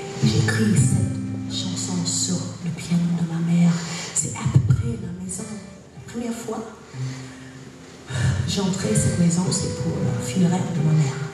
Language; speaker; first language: French; non-native, learner; English